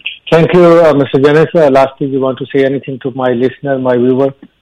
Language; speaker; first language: English; non-native, local second language; Punjabi